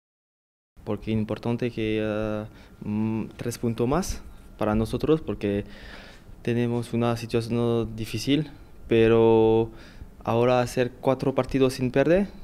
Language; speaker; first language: Spanish; non-native, learner; French